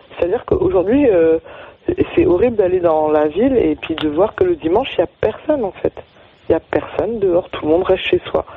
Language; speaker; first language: French; native; French